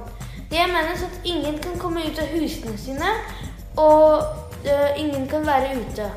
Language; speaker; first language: Norwegian; early bilingual, heritage; Norwegian